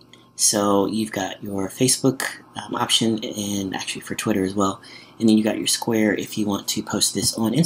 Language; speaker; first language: English; native; English